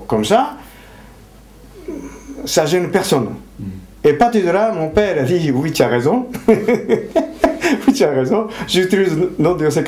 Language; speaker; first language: French; non-native, fluent; Japanese